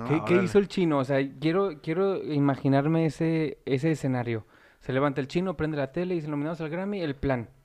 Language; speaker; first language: Spanish; native; Spanish